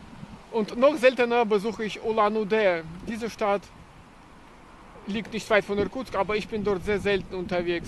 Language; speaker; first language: German; non-native, fluent; Russian